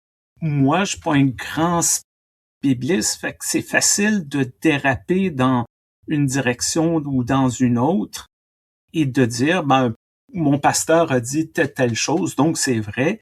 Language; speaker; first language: French; native; French